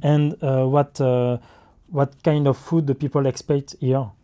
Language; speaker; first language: English; non-native, learner; French